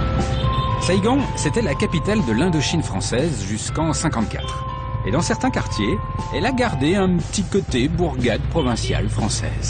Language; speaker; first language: French; native; French